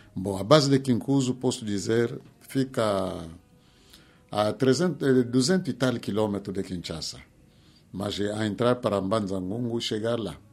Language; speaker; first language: Portuguese; non-native, fluent; Kongo